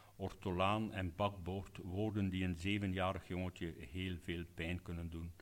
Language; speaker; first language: Dutch; native; Dutch